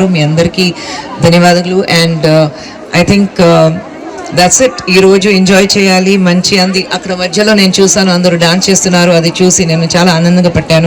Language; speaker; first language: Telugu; non-native, fluent; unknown